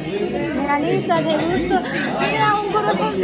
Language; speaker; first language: Spanish; non-native, fluent; Turkish